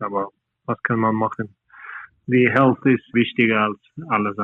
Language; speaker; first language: German; non-native, fluent; Norwegian